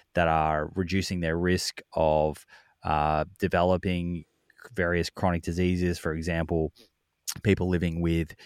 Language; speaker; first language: English; native; English